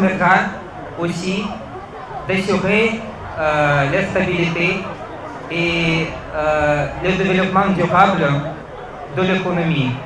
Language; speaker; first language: French; non-native, fluent; Russian